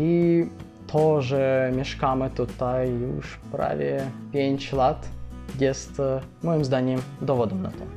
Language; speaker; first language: Polish; non-native, fluent; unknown